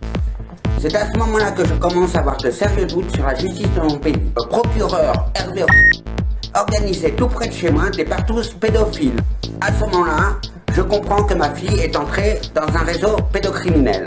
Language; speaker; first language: French; native; French